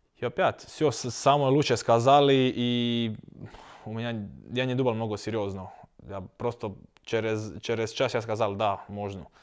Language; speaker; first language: Russian; non-native, learner; Croatian